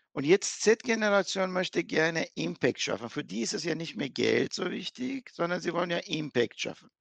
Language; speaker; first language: German; non-native, fluent; Persian